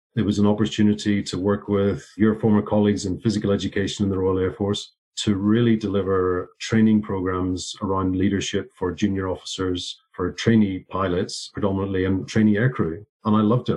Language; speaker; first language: English; native; English